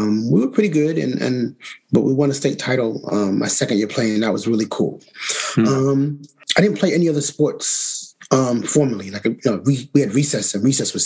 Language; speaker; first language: English; native; English